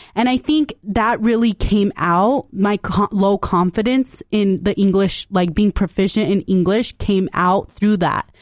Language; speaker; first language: English; early bilingual, other home language; Punjabi